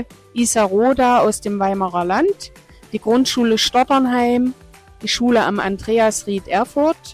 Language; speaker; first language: German; native; German